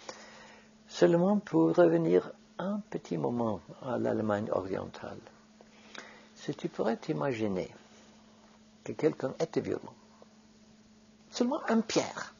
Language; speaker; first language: French; non-native, fluent; Norwegian